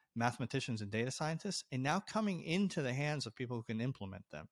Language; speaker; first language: English; native; English